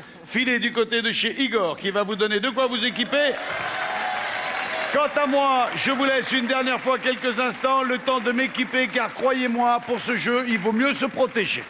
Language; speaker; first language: French; native; French